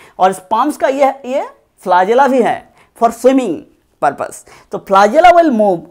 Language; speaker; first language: Hindi; non-native, local second language; Bangla